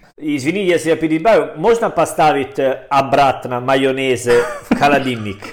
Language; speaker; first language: Russian; non-native, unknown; Italian